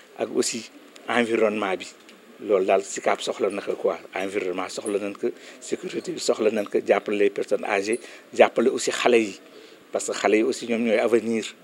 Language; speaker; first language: Wolof; native; Wolof